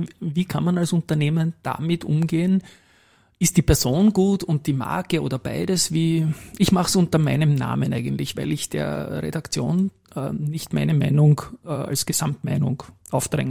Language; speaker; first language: German; native; German